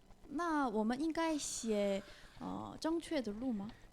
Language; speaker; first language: Chinese; non-native, fluent; Korean